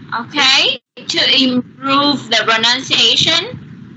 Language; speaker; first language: English; non-native, learner; Vietnamese